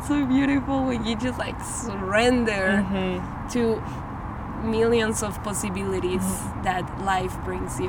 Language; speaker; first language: English; non-native, fluent; Spanish